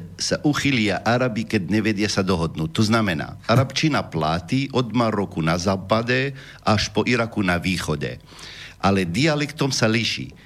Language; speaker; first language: Slovak; non-native, fluent; Arabic